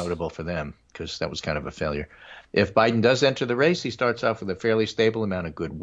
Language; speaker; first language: English; native; English